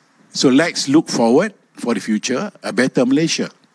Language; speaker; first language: English; non-native, local second language; Malay